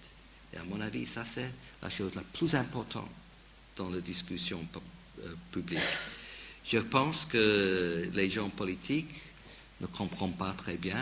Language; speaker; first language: French; non-native, fluent; English